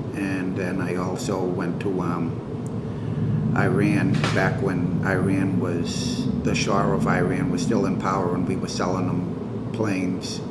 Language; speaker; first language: English; native; English